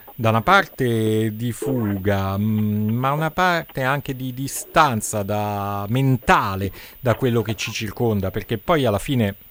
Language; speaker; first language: Italian; native; Italian